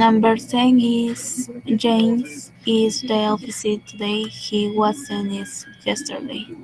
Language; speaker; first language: English; non-native, learner; Spanish